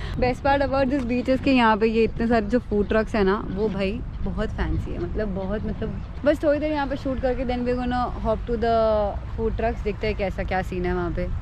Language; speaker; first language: Hindi; native; Hindi